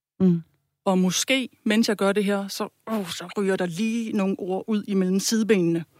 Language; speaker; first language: Danish; native; Danish